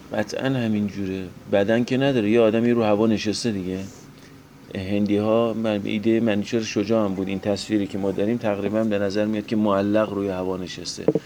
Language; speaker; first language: Persian; non-native, local second language; Azerbaijani